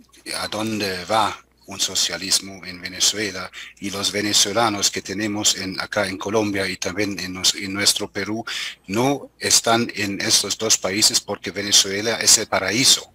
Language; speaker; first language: Spanish; non-native, fluent; German